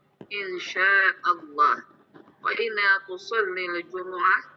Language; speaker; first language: Arabic; non-native, learner; Indonesian